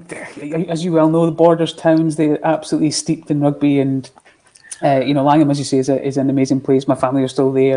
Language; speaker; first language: English; native; English